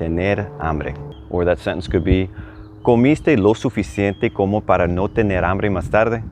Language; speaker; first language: Spanish; non-native, fluent; English